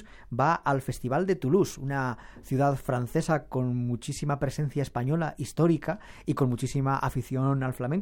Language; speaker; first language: Spanish; native; Spanish